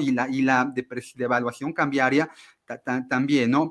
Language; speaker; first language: Spanish; native; Spanish